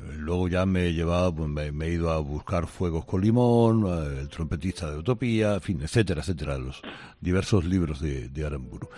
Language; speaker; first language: Spanish; native; Spanish